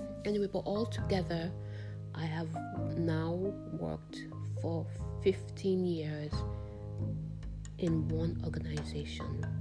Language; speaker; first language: English; non-native, local second language; Yoruba